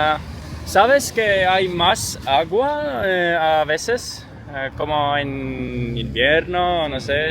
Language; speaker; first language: Spanish; non-native, learner; Estonian